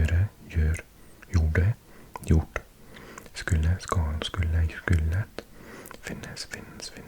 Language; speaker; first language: Norwegian; non-native, learner; English